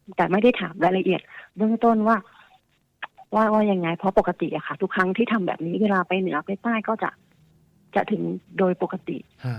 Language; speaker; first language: Thai; native; Thai